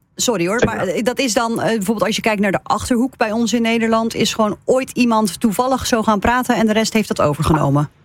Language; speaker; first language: Dutch; native; Dutch